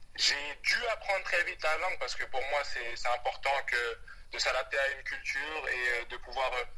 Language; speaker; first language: French; early bilingual, other home language; Wolof